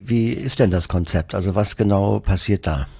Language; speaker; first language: German; native; German